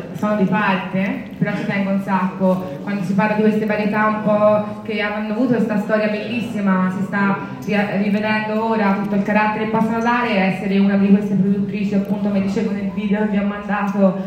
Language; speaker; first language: Italian; native; Italian